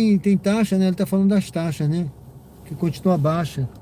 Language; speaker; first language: Portuguese; native; Portuguese